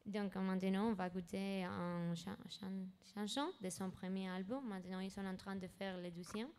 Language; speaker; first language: French; non-native, fluent; Spanish